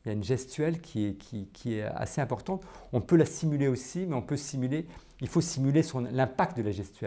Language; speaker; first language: French; native; French